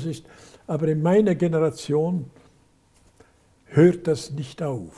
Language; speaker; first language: German; native; German